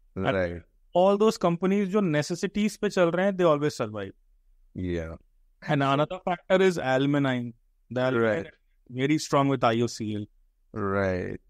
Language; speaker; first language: English; non-native, local second language; Hindi